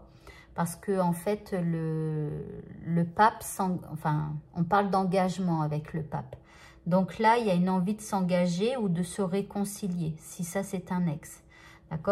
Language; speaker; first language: French; native; French